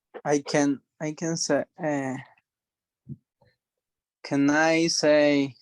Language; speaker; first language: English; non-native, learner; Spanish